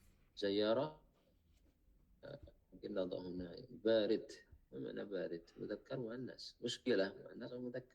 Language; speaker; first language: Arabic; non-native, fluent; Indonesian